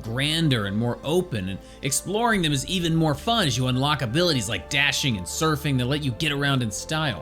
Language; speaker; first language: English; native; English